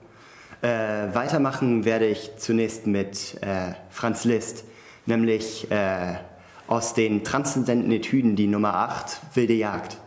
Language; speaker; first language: German; native; German